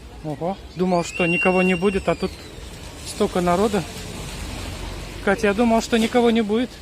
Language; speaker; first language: Russian; non-native, local second language; Kyrgyz